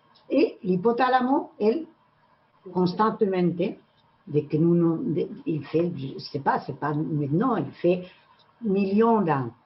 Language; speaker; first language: French; non-native, learner; Spanish